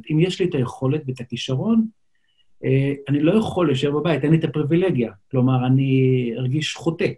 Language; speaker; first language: Hebrew; non-native, local second language; Yiddish